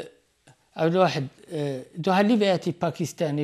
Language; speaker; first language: Danish; non-native, fluent; Arabic